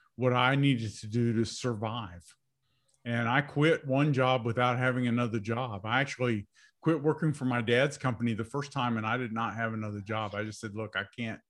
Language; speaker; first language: English; native; English